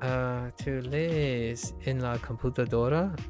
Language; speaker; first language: Spanish; non-native, learner; English